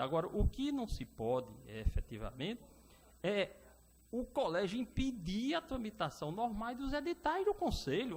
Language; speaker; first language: Portuguese; native; Portuguese